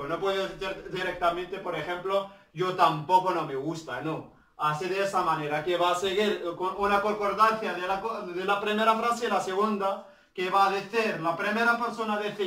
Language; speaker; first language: Spanish; non-native, learner; Arabic